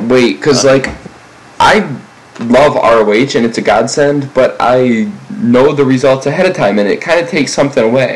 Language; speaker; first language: English; native; English